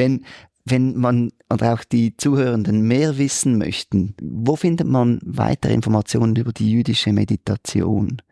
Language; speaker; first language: German; native; German